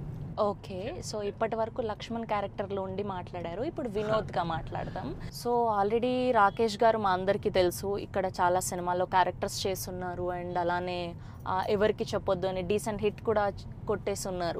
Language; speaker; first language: Telugu; native; Telugu